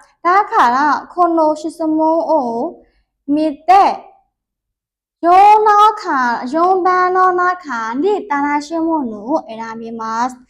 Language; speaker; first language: Japanese; non-native, learner; Burmese